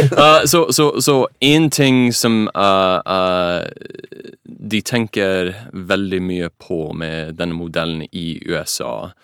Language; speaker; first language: Norwegian; non-native, fluent; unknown